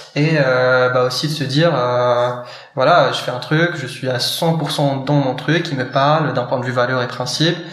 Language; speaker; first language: French; non-native, local second language; Arabic